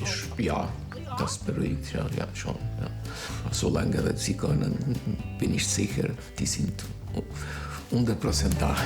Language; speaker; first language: German; non-native, fluent; Portuguese